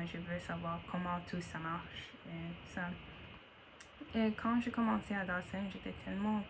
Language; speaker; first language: French; non-native, learner; English